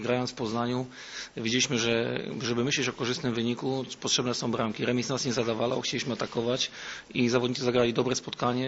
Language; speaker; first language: Polish; native; Polish